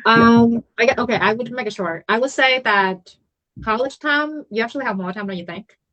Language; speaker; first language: English; non-native, fluent; Vietnamese